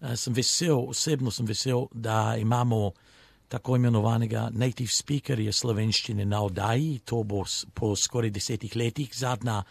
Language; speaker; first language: Slovenian; early bilingual, other home language; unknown